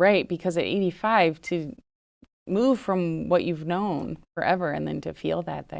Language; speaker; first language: English; native; English